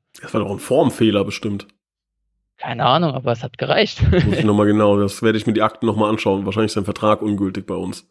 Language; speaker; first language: German; native; German